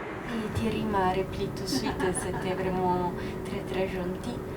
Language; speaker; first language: French; non-native, learner; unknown